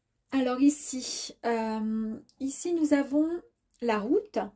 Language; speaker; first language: French; native; French